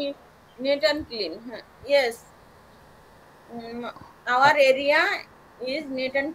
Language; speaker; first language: English; non-native, learner; Bangla